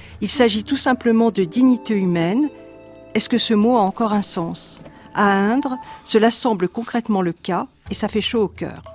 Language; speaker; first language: French; native; French